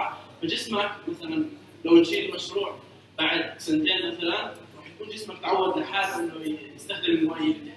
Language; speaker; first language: Arabic; native; Arabic